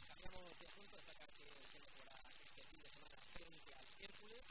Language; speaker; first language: Spanish; native; Spanish